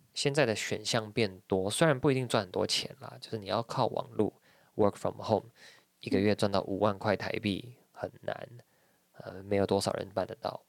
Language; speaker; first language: Chinese; native; Chinese